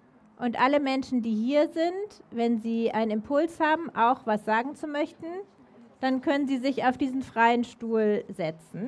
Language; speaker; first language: German; native; German